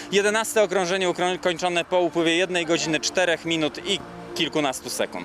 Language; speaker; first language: Polish; native; Polish